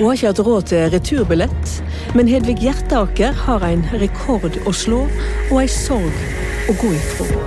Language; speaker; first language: Norwegian; native; Norwegian